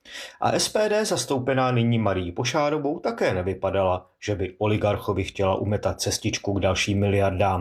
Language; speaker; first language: Czech; native; Czech